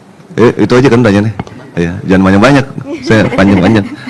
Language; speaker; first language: Indonesian; native; Indonesian